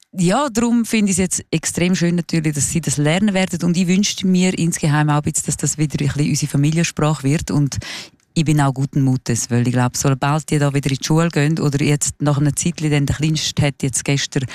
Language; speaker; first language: German; non-native, local second language; Romansh